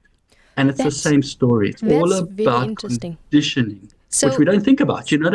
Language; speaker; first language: English; native; English